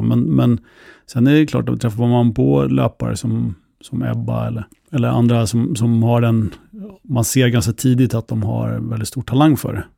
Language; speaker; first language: Swedish; native; Swedish